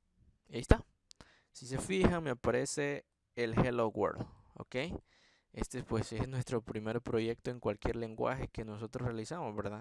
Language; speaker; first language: Spanish; native; Spanish